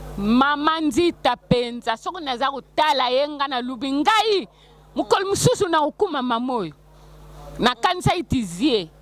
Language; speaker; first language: Lingala; non-native, local second language; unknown